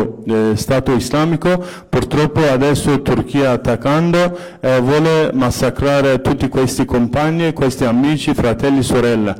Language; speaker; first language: Italian; non-native, fluent; Kurdish